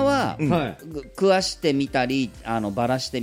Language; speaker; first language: Japanese; native; Japanese